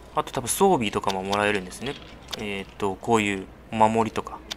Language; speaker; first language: Japanese; non-native, fluent; Chinese